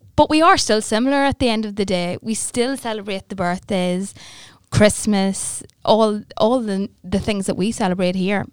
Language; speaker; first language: English; native; English